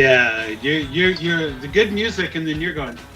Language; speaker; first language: English; native; English